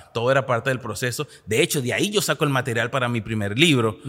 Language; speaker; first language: Spanish; native; Spanish